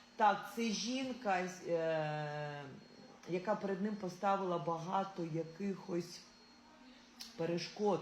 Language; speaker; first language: Ukrainian; non-native, local second language; Russian